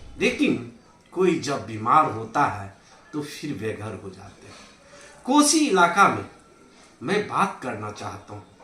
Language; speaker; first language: Hindi; native; Hindi